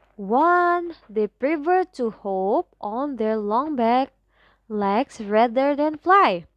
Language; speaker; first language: English; non-native, fluent; Indonesian